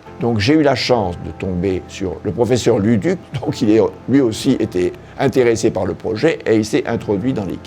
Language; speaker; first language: French; native; French